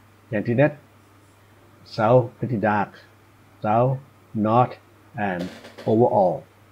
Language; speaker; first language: English; non-native, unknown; Thai